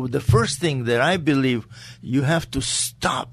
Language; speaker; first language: English; non-native, fluent; Latvian